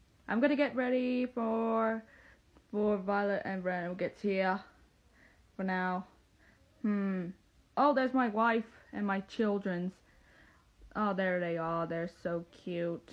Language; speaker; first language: English; native; English